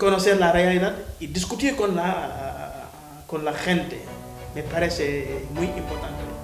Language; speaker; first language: Spanish; non-native, fluent; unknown